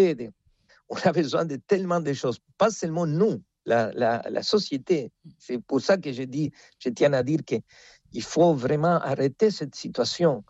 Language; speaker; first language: French; non-native, fluent; Spanish